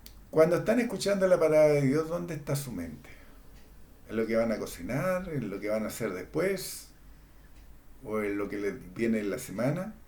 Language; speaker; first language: Spanish; native; Spanish